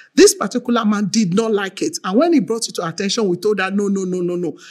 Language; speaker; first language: English; non-native, local second language; Yoruba